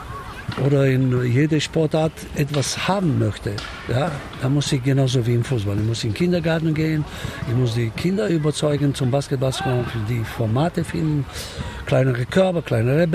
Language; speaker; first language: German; non-native, fluent; Romanian